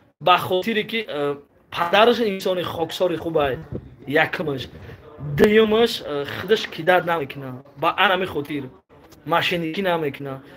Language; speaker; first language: Tajik; native; Tajik